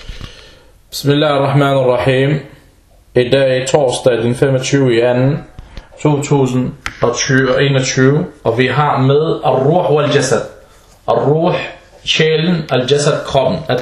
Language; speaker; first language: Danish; non-native, fluent; Arabic